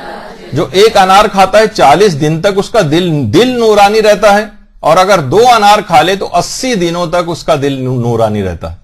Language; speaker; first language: Urdu; native; Urdu